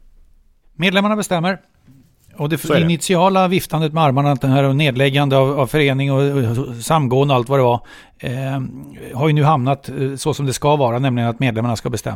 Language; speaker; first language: Swedish; native; Swedish